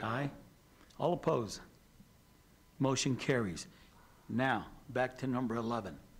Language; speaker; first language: English; native; English